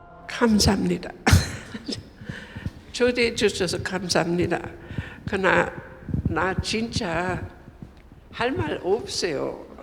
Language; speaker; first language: Korean; non-native, fluent; German